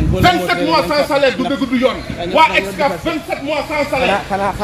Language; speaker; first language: French; non-native, local second language; Wolof